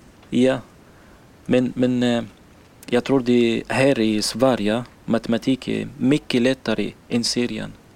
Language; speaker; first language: Swedish; non-native, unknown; Arabic